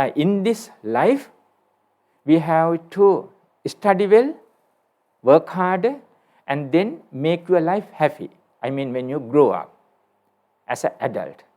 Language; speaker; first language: English; non-native, local second language; Sinhala